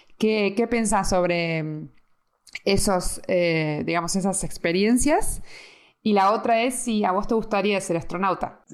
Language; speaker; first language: Spanish; native; Spanish